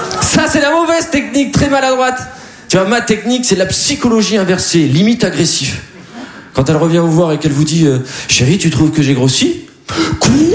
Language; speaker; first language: French; native; French